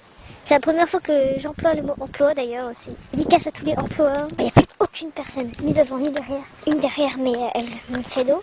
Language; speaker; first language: French; native; French